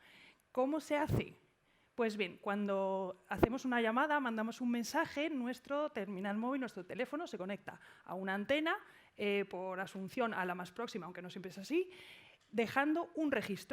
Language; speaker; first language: Spanish; native; Spanish